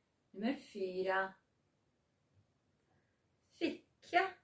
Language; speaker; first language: Swedish; non-native, fluent; Serbian